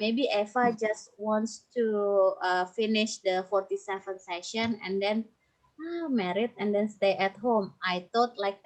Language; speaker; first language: English; non-native, fluent; Indonesian